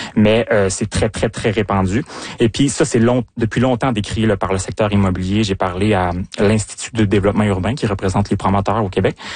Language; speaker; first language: French; native; French